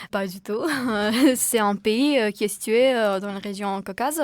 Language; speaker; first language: French; non-native, fluent; Georgian